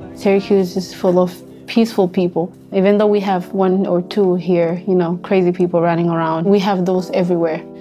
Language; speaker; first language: English; non-native, fluent; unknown